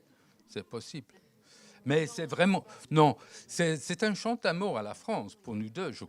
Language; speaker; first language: French; non-native, fluent; English